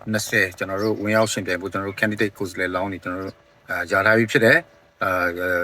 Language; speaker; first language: Burmese; non-native, local second language; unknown